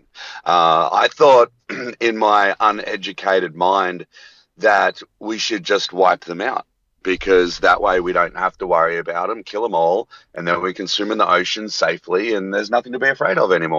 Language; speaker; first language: English; native; English